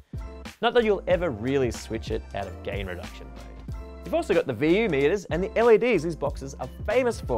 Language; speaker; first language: English; native; English